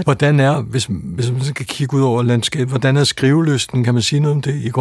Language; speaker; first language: Danish; native; Danish